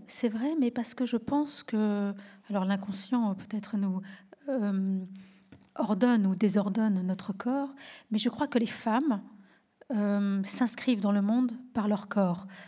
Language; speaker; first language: French; native; French